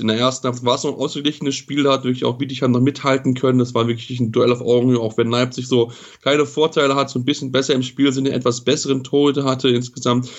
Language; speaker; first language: German; native; German